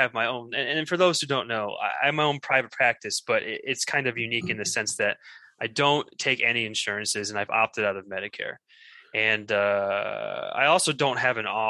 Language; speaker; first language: English; native; English